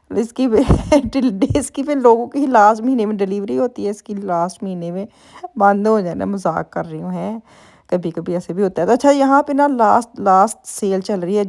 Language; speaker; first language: Urdu; non-native, local second language; Punjabi